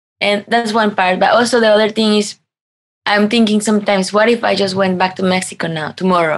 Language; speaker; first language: English; non-native, fluent; Spanish